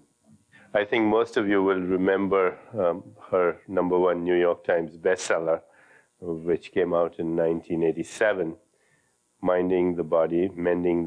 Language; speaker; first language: English; non-native, local second language; Hindi